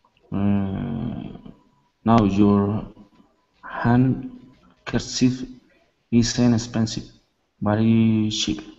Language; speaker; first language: English; non-native, learner; Spanish